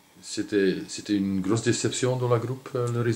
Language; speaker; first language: French; non-native, local second language; Dutch